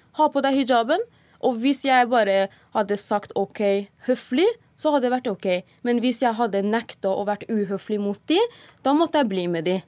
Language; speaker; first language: Norwegian; non-native, fluent; Persian